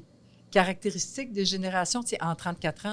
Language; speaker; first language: French; native; French